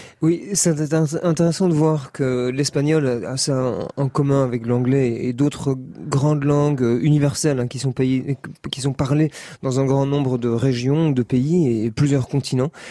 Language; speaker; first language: French; native; French